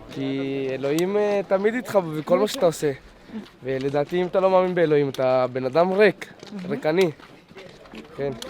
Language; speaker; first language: Hebrew; early bilingual, other home language; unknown